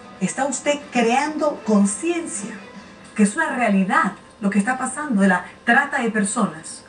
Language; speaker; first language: Spanish; native; Spanish